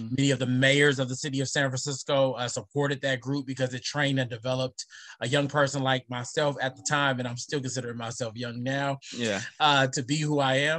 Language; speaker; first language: English; native; English